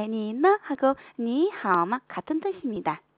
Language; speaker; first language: Korean; non-native, fluent; Chinese